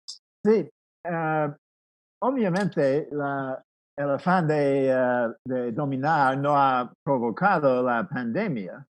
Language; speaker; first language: Spanish; non-native, fluent; English